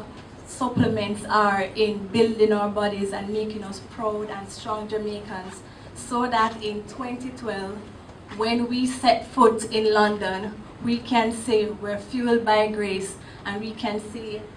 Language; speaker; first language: English; non-native, local second language; Jamaican Creole English